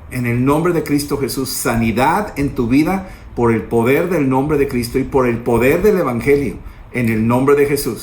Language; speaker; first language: Spanish; native; Spanish